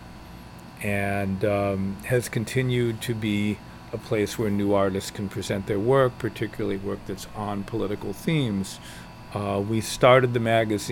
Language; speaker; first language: English; native; English